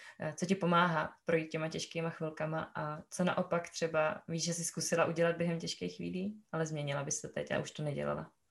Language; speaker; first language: Czech; native; Czech